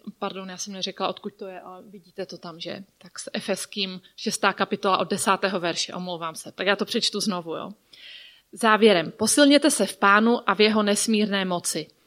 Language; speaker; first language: Czech; native; Czech